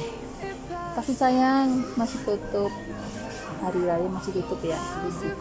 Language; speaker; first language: Indonesian; non-native, local second language; Javanese